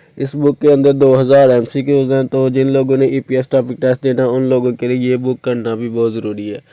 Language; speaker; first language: Urdu; non-native, local second language; Punjabi